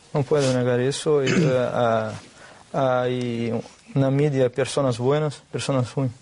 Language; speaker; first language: Spanish; non-native, learner; Portuguese